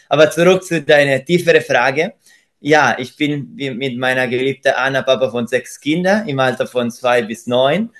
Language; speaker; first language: German; non-native, fluent; Italian